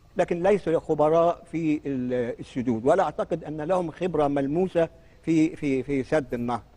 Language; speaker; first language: Arabic; native; Arabic